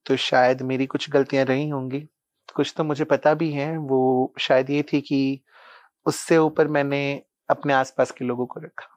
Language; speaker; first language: Hindi; non-native, local second language; Punjabi